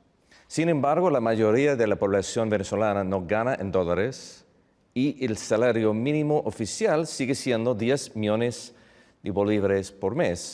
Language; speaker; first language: Spanish; non-native, fluent; English